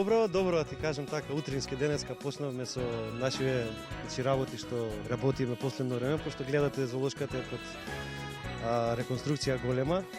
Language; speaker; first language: Macedonian; native; Macedonian